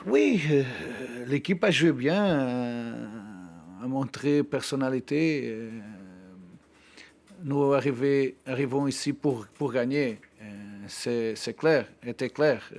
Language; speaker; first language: French; non-native, learner; Portuguese